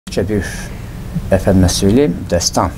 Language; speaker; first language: Turkish; non-native, local second language; Kurdish